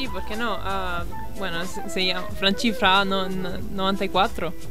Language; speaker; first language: Spanish; non-native, learner; Italian